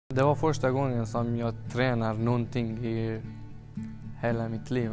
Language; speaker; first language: Swedish; non-native, learner; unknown